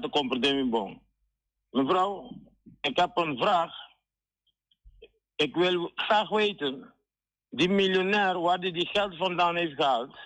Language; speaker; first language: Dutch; non-native, local second language; Papiamento